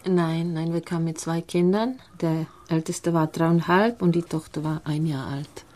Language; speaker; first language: German; non-native, fluent; Czech